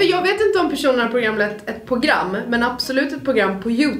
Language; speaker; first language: Swedish; native; Swedish